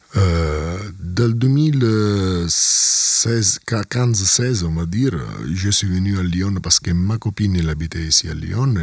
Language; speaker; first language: French; non-native, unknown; Italian